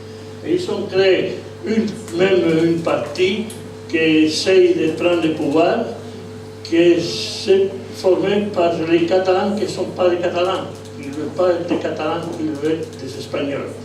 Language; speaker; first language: French; non-native, fluent; Spanish